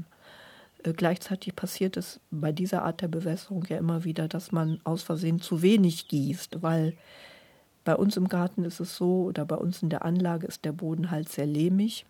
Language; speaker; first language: German; native; German